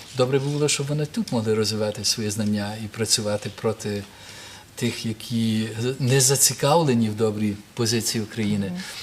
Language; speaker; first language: Ukrainian; early bilingual, heritage; Ukrainian